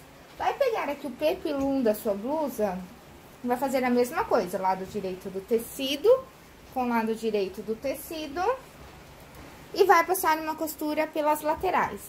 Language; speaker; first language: Portuguese; native; Portuguese